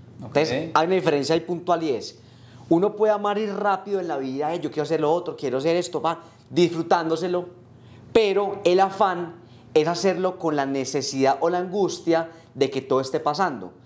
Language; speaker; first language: Spanish; native; Spanish